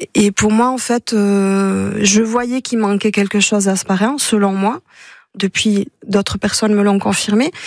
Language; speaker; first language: French; non-native, local second language; Basque